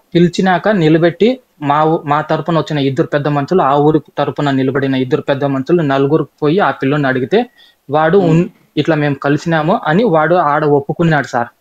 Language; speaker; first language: Telugu; native; Telugu